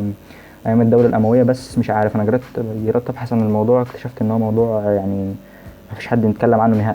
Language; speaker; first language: Arabic; native; Arabic